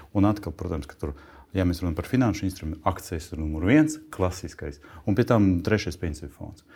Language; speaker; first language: Latvian; non-native, local second language; Russian